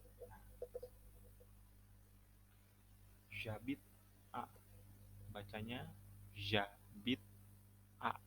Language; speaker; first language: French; non-native, fluent; Indonesian